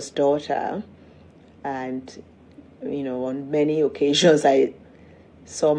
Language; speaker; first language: English; non-native, local second language; Yoruba